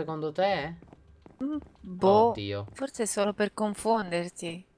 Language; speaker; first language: Italian; native; Italian